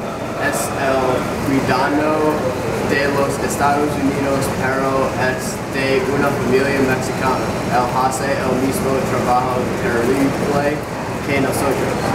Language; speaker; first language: Spanish; non-native, learner; English